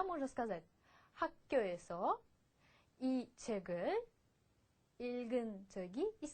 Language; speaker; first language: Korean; non-native, fluent; Russian